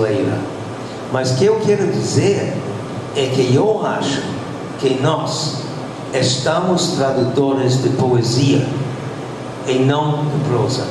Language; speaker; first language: Portuguese; non-native, fluent; English